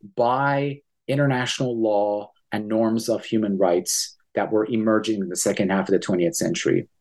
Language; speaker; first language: English; early bilingual, other home language; Persian